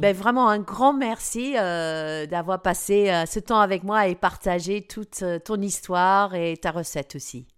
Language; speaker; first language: French; non-native, fluent; English